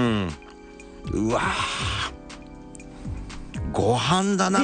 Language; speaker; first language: Japanese; native; Japanese